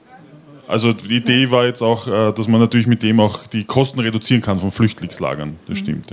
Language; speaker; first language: German; native; German